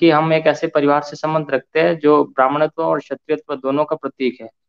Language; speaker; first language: Hindi; native; Hindi